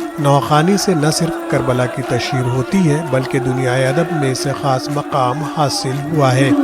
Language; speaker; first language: Urdu; non-native, local second language; Kashmiri